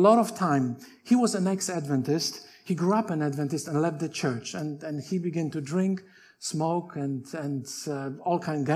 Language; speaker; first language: English; non-native, fluent; Polish